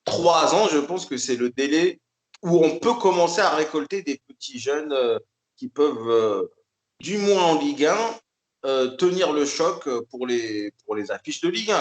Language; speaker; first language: French; native; French